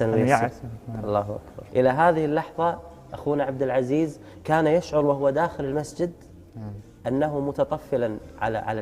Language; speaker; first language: Arabic; native; Arabic